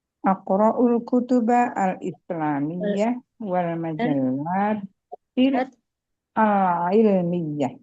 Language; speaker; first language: Arabic; non-native, learner; Indonesian